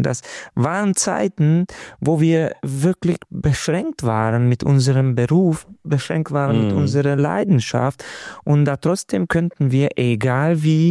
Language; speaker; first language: German; non-native, learner; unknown